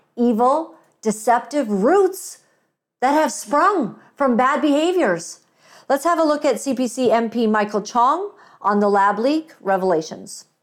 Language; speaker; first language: English; native; English